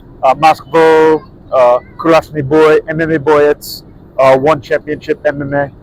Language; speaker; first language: Russian; non-native, learner; English